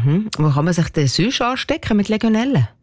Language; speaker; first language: German; native; German